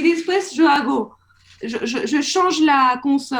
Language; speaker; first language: Spanish; non-native, learner; French